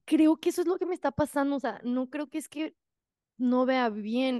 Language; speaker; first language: Spanish; early bilingual, heritage; Spanish